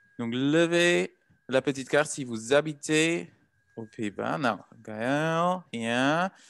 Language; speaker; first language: French; non-native, fluent; Dutch